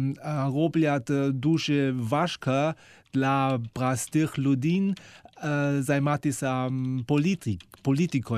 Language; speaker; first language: Ukrainian; non-native, fluent; German